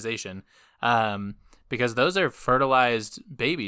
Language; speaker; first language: English; native; English